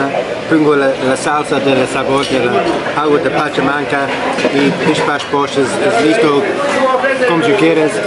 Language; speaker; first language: Spanish; non-native, learner; English